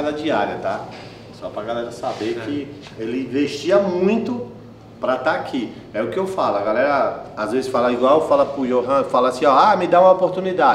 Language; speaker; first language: Portuguese; native; Portuguese